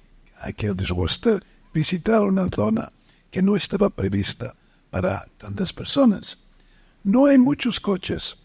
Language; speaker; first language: Spanish; non-native, fluent; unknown